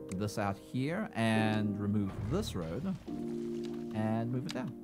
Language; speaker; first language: English; native; English